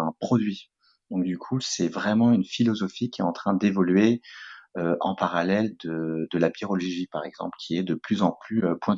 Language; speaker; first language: French; native; French